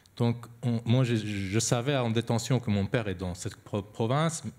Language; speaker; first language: French; non-native, fluent; Persian